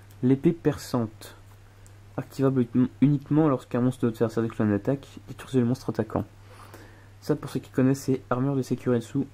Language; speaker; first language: French; native; French